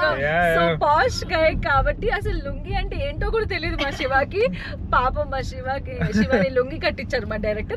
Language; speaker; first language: Telugu; native; Telugu